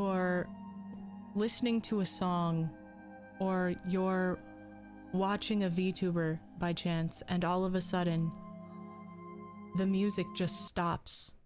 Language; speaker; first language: English; native; English